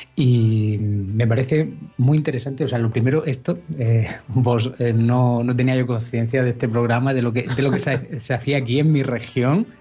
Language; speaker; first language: Spanish; native; Spanish